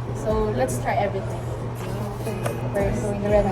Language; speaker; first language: English; non-native, local second language; Filipino